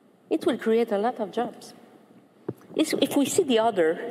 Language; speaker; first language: English; non-native, fluent; French